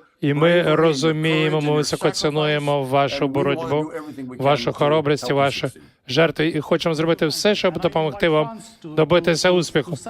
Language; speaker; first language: Ukrainian; non-native, fluent; English